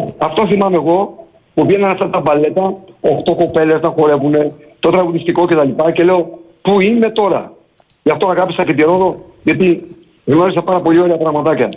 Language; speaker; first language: Greek; early bilingual, heritage; Greek